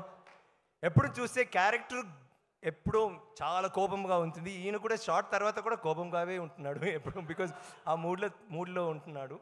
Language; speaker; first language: Telugu; non-native, learner; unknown